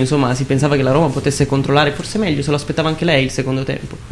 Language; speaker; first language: Italian; native; Italian